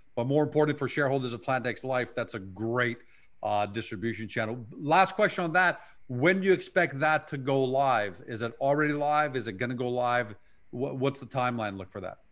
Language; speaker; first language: English; native; English